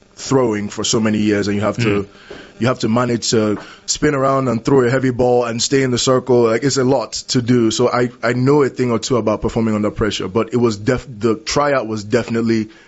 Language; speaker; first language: English; non-native, local second language; Yoruba